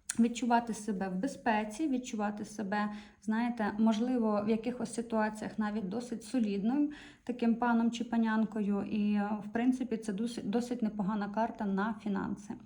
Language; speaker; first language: Ukrainian; non-native, local second language; Russian